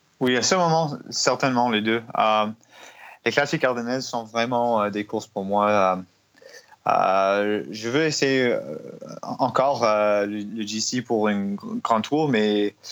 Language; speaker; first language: French; non-native, learner; English